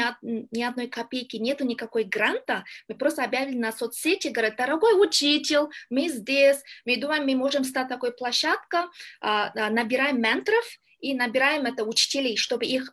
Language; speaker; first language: Russian; non-native, learner; Kyrgyz